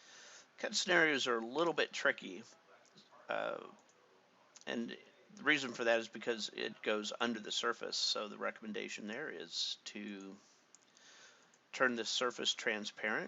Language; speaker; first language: English; native; English